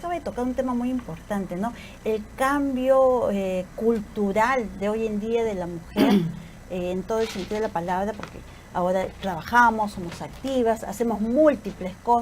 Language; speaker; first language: Spanish; native; Spanish